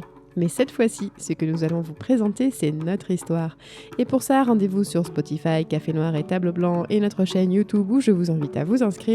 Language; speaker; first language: French; native; French